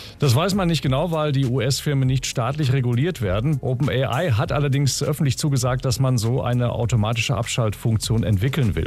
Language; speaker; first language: German; native; German